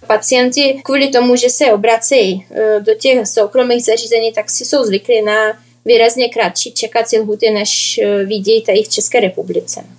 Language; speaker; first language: Czech; non-native, fluent; Ukrainian